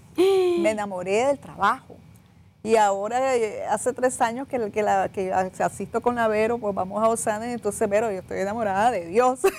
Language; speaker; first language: Spanish; native; Spanish